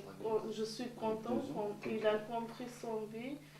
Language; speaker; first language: French; non-native, learner; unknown